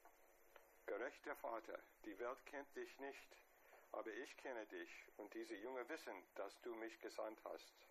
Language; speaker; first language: German; non-native, fluent; English